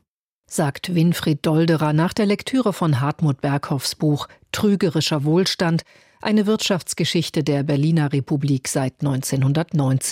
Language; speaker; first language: German; native; German